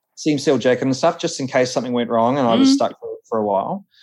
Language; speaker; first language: English; native; English